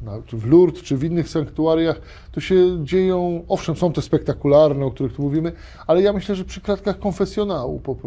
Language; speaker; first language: Polish; native; Polish